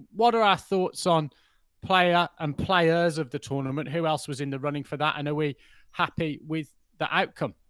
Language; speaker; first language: English; native; English